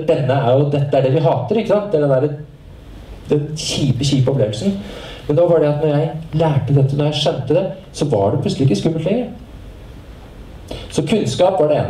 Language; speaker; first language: Norwegian; native; Norwegian